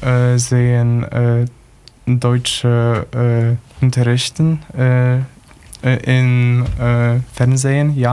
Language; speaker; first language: German; non-native, learner; Polish